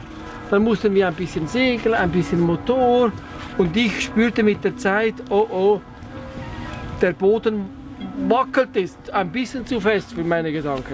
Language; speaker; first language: German; non-native, fluent; Italian